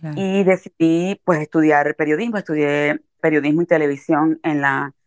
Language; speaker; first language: Spanish; native; Spanish